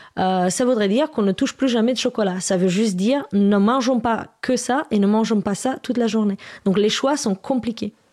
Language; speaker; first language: French; non-native, fluent; Romanian